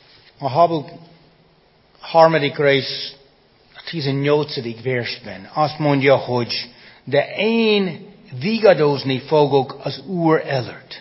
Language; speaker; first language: Hungarian; non-native, fluent; English